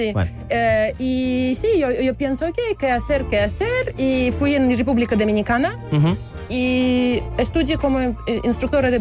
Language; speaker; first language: Spanish; non-native, learner; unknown